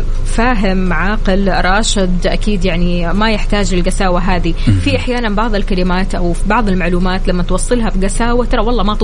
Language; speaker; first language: Arabic; native; Arabic